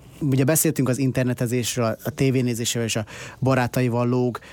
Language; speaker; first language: Hungarian; native; Hungarian